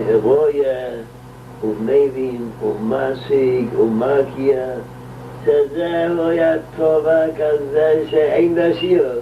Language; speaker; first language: Hebrew; non-native, local second language; Yiddish